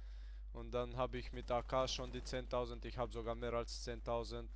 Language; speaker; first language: German; early bilingual, other home language; Hungarian